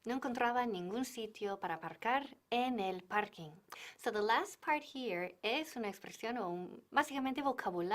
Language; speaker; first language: Spanish; non-native, fluent; English